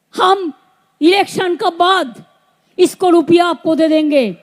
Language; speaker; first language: Hindi; non-native, local second language; Bangla